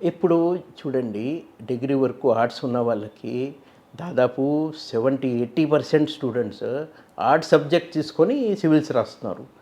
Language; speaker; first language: Telugu; non-native, fluent; Marathi